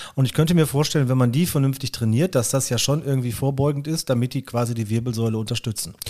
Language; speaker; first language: German; native; German